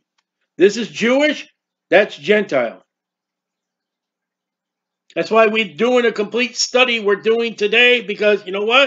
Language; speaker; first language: English; native; English